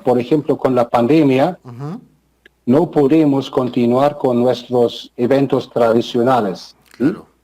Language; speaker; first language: Spanish; non-native, fluent; German